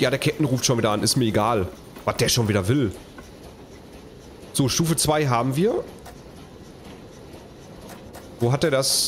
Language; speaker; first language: German; native; German